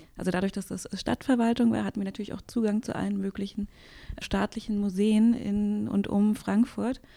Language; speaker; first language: German; native; German